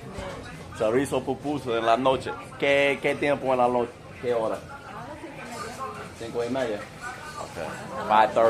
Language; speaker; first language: Spanish; non-native, learner; English